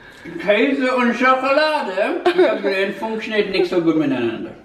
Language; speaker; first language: German; non-native, fluent; English